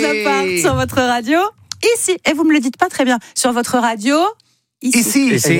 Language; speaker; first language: French; native; French